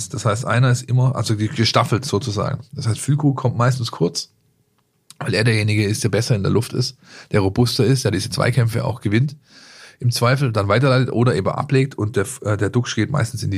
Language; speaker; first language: German; native; German